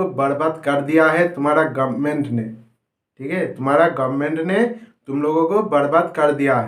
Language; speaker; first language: Hindi; non-native, local second language; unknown